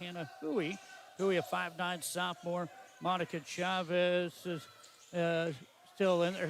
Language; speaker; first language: English; native; English